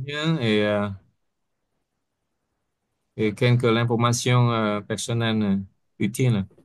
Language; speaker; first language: French; non-native, fluent; Vietnamese